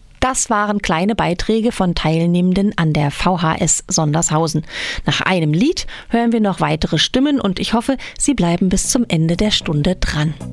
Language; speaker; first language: German; native; German